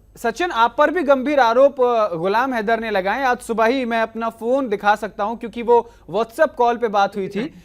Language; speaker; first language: Hindi; native; Hindi